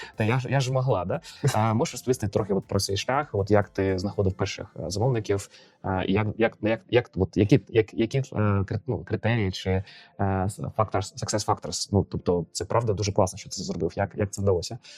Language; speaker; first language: Ukrainian; non-native, local second language; Russian